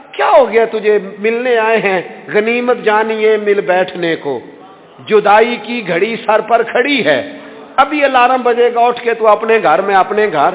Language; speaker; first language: Urdu; non-native, local second language; Punjabi